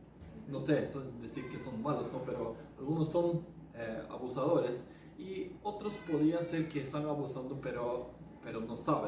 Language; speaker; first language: Spanish; non-native, fluent; Norwegian